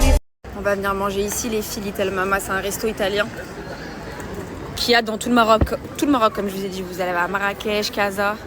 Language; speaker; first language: French; native; French